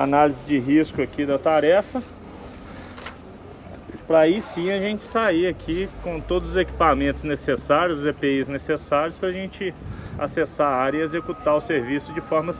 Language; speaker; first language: Portuguese; native; Portuguese